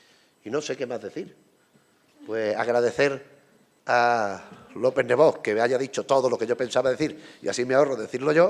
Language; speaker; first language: Spanish; native; Spanish